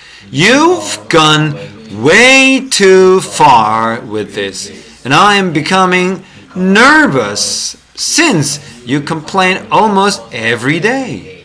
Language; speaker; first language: English; non-native, fluent; Korean